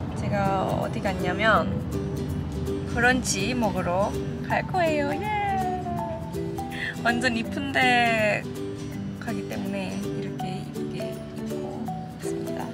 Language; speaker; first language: Korean; early bilingual, heritage; Indonesian